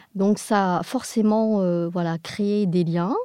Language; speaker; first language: French; non-native, fluent; English